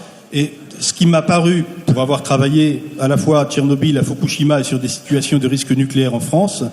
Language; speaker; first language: French; native; French